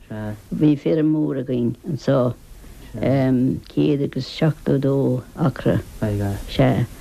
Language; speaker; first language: Irish; native; Irish